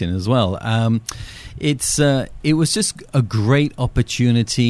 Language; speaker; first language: English; native; English